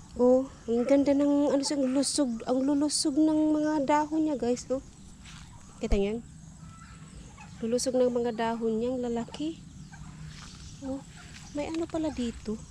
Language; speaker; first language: Filipino; non-native, local second language; Iloko